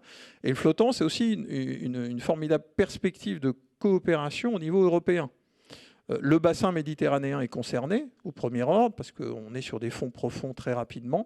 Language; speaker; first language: French; native; French